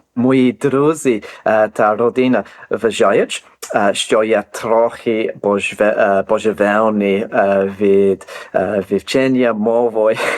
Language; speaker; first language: Ukrainian; non-native, learner; English